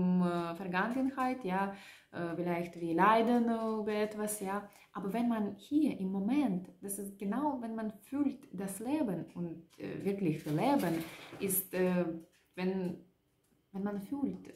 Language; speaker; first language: German; non-native, learner; Russian